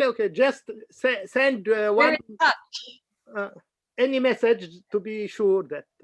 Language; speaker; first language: English; non-native, fluent; Arabic